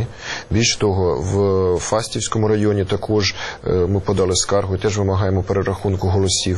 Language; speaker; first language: Ukrainian; native; Ukrainian